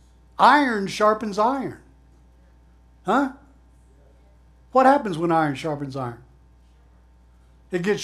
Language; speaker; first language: English; native; English